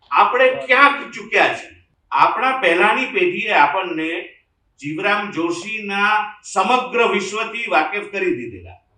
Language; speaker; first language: Gujarati; native; Gujarati